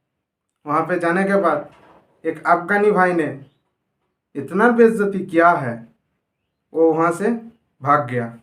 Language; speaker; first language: Hindi; non-native, local second language; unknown